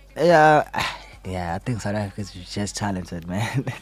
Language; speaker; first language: English; non-native, local second language; Zulu